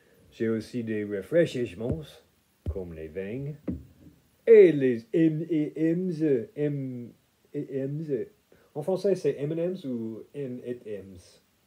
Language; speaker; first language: French; non-native, fluent; English